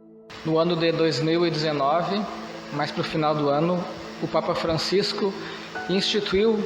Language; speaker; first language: Portuguese; native; Portuguese